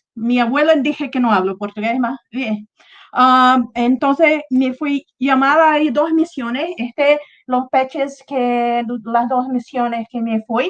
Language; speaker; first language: Spanish; non-native, learner; Portuguese